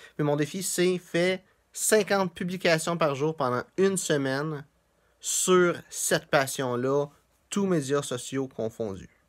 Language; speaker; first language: French; native; French